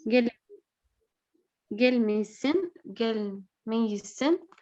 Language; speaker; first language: Turkish; non-native, learner; Arabic